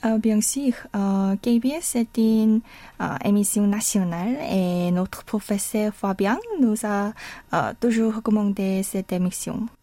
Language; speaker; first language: French; non-native, learner; Korean